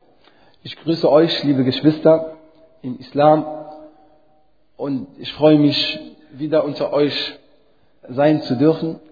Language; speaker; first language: German; non-native, fluent; Arabic